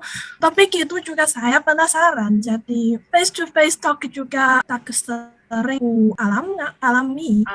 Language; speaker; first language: Indonesian; non-native, learner; Chinese